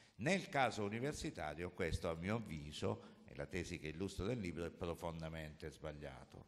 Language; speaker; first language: Italian; native; Italian